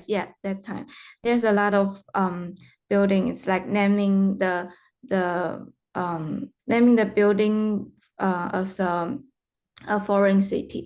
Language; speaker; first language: English; non-native, fluent; Chinese